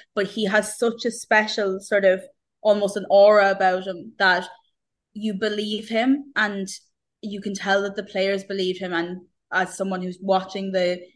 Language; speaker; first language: English; native; English